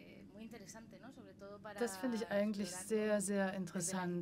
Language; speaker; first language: German; non-native, fluent; Spanish